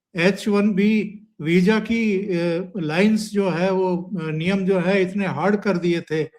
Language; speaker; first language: Hindi; native; Hindi